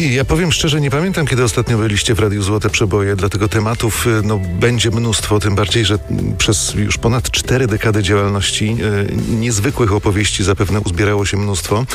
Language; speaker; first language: Polish; native; Polish